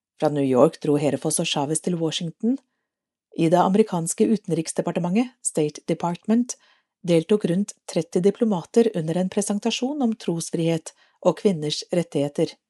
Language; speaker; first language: Norwegian; native; Norwegian